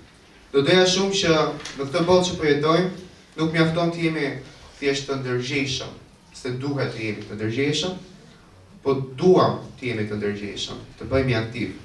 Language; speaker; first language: Albanian; native; Albanian